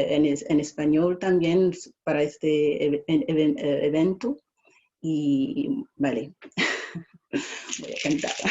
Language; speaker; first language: Spanish; non-native, fluent; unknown